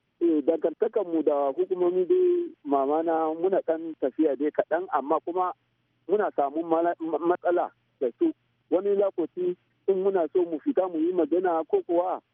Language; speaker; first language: Hausa; non-native, local second language; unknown